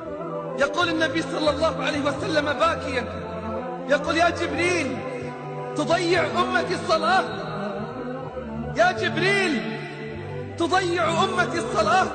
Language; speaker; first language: Arabic; native; Arabic